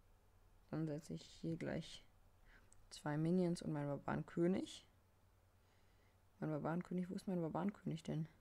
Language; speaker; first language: German; native; German